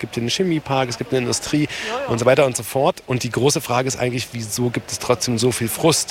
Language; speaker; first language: German; native; German